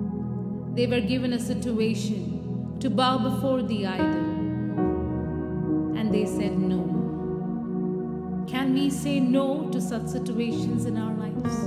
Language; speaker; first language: English; non-native, local second language; Hindi